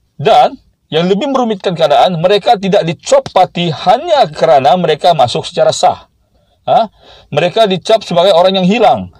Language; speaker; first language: Malay; native; Malay